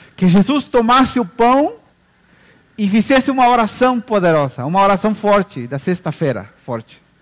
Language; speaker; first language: Portuguese; non-native, fluent; Spanish